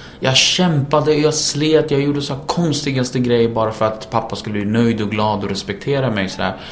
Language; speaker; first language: Swedish; early bilingual, other home language; Kurdish